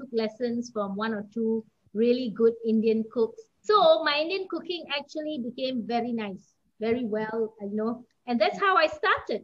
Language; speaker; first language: English; native; English